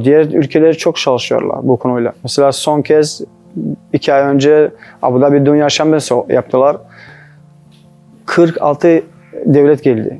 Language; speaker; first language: Turkish; non-native, learner; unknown